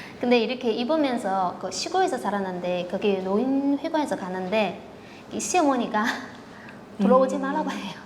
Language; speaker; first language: Korean; non-native, fluent; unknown